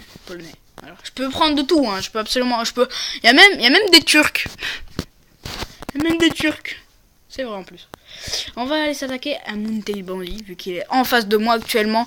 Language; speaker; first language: French; native; French